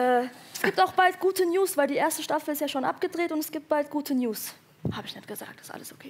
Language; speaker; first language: German; early bilingual, other home language; Persian